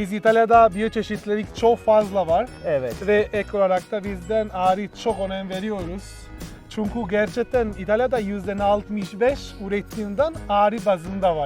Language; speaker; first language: Turkish; non-native, learner; Italian